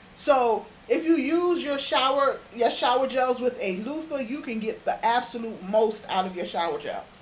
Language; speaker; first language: English; native; English